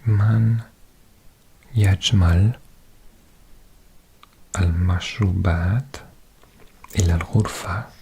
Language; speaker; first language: Arabic; non-native, learner; English